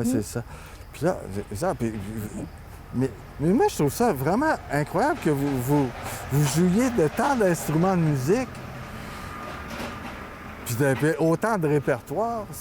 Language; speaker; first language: French; native; French